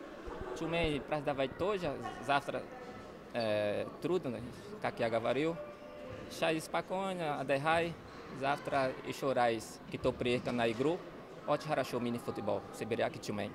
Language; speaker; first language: Russian; non-native, learner; Portuguese